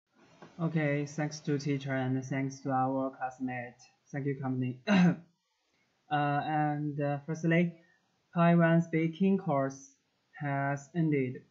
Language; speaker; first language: English; non-native, learner; Chinese